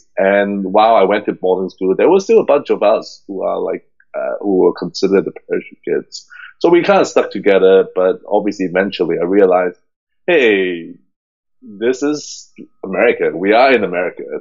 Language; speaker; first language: English; early bilingual, other home language; Cantonese